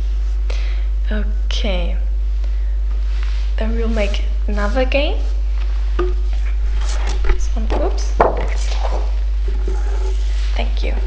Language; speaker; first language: English; non-native, fluent; German